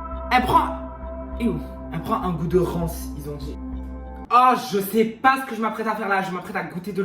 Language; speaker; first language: French; native; French